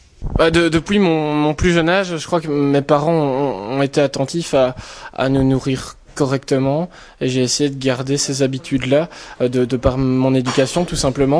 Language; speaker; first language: French; native; French